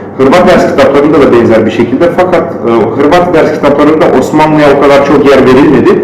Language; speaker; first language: Turkish; non-native, fluent; Bosnian